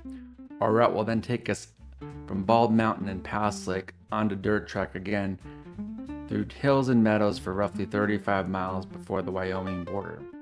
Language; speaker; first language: English; native; English